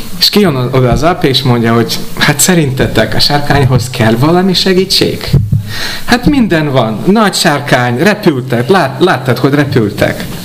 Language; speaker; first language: Hungarian; non-native, fluent; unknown